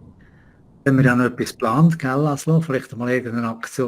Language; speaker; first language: German; native; German